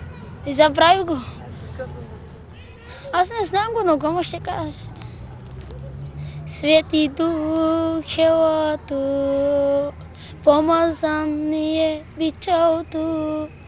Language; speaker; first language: Bulgarian; non-native, local second language; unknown